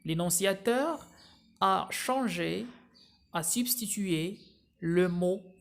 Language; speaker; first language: French; non-native, local second language; Arabic